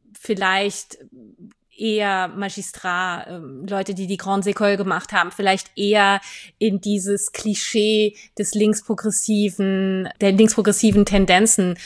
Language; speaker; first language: German; non-native, fluent; French